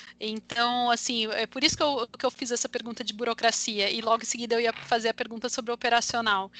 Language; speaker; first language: Portuguese; native; Portuguese